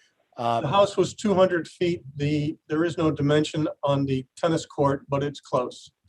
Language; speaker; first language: English; native; English